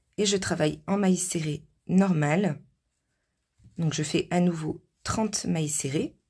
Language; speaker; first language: French; native; French